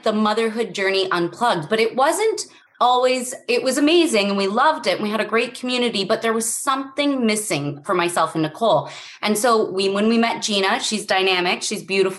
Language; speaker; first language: English; native; English